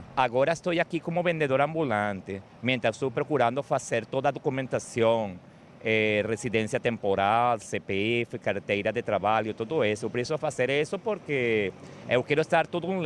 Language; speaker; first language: Portuguese; non-native, learner; Spanish